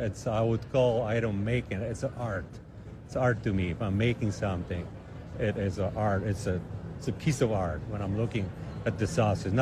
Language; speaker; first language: English; non-native, fluent; Polish